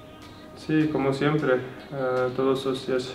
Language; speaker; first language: Spanish; non-native, fluent; Turkish